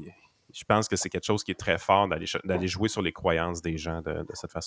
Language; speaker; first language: French; native; French